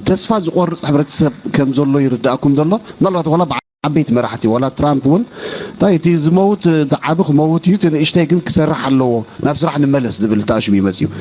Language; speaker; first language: Tigrinya; native; Tigrinya